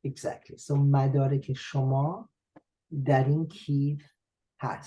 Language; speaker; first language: Persian; non-native, fluent; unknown